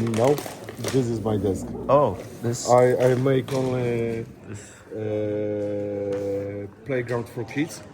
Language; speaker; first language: English; non-native, learner; Polish